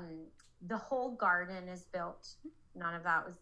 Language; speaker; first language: English; native; English